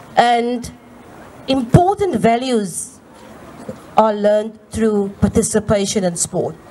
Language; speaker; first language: English; non-native, local second language; Afrikaans